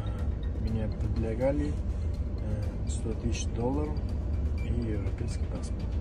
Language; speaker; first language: Russian; non-native, learner; Uzbek